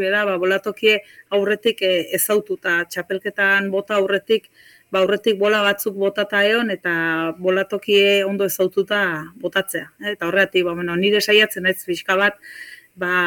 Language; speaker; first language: Basque; native; Basque